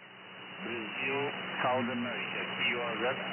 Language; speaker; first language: English; non-native, learner; Portuguese